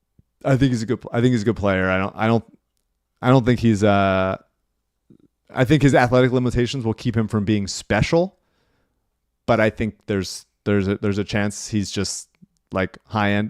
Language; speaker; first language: English; native; English